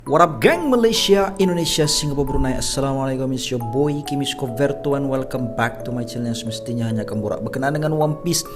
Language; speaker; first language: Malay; native; Malay